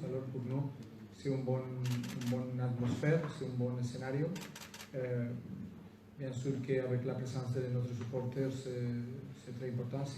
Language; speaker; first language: French; non-native, fluent; Spanish